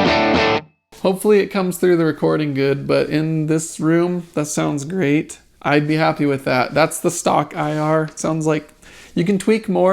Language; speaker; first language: English; native; English